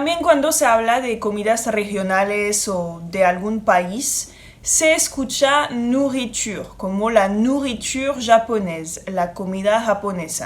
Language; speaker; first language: Spanish; non-native, fluent; French